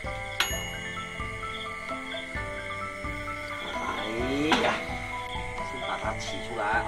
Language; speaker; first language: Chinese; native; Chinese